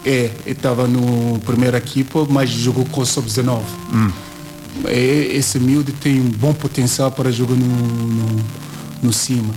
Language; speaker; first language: Portuguese; non-native, learner; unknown